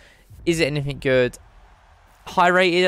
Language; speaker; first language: English; native; English